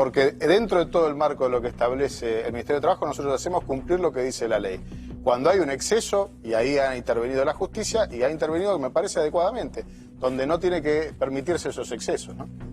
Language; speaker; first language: Spanish; native; Spanish